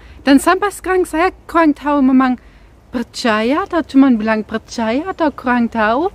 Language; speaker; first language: Indonesian; non-native, fluent; German